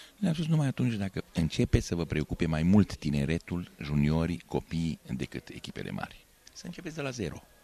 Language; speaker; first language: Romanian; non-native, local second language; Hungarian